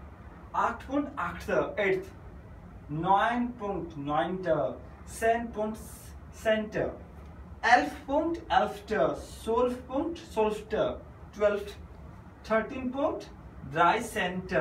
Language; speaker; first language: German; non-native, fluent; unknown